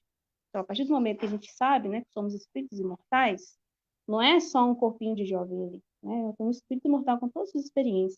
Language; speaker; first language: Portuguese; native; Portuguese